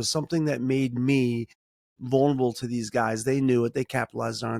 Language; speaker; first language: English; native; English